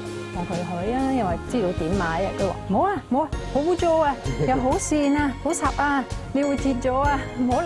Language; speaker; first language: Cantonese; non-native, fluent; French